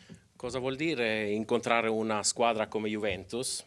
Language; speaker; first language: Italian; non-native, local second language; Swedish